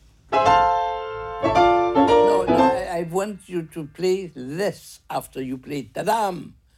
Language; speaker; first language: English; non-native, fluent; German